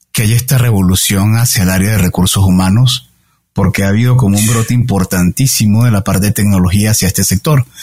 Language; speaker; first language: Spanish; native; Spanish